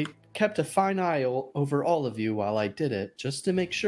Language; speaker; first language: English; native; English